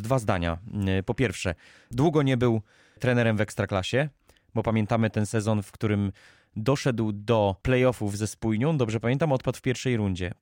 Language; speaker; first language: Polish; native; Polish